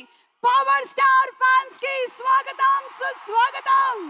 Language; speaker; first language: Telugu; native; Telugu